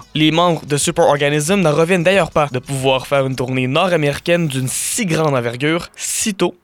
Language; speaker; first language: French; native; French